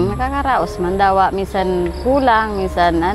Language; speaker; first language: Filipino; non-native, local second language; Bikol